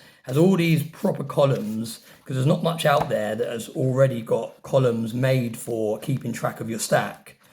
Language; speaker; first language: English; native; English